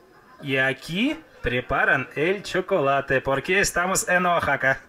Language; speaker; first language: Spanish; non-native, fluent; Russian